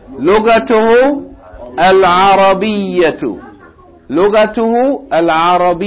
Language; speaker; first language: Arabic; non-native, fluent; English